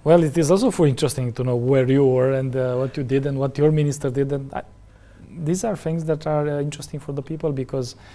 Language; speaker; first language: English; non-native, fluent; Romanian